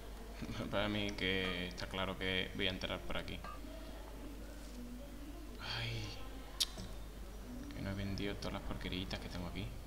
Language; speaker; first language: Spanish; native; Spanish